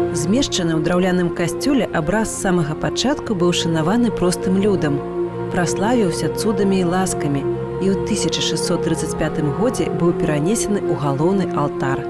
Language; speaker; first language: Belarusian; native; Belarusian